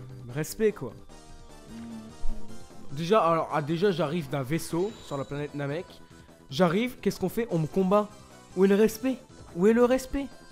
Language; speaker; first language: French; native; French